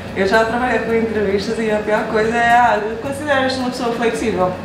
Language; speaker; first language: Portuguese; non-native, local second language; Kabuverdianu